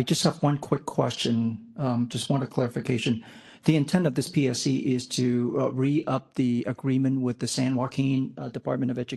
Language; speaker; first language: English; non-native, fluent; French